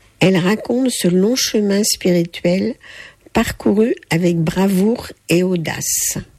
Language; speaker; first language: French; native; French